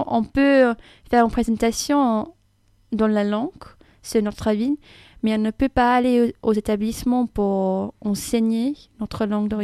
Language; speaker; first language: French; non-native, fluent; English